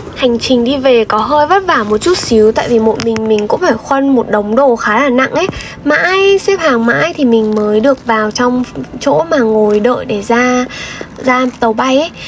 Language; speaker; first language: Vietnamese; native; Vietnamese